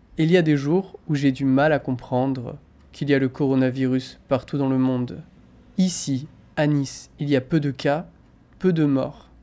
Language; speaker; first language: French; native; French